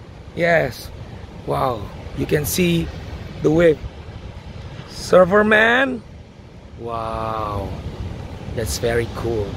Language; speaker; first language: English; non-native, learner; Indonesian